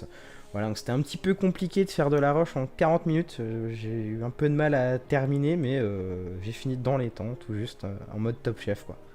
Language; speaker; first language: French; native; French